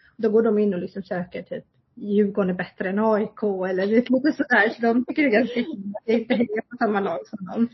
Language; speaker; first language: Swedish; early bilingual, other home language; Kurdish